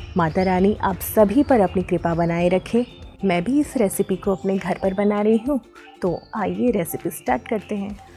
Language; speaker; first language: Hindi; native; Hindi